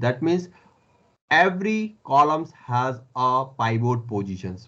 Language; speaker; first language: English; non-native, local second language; Nepali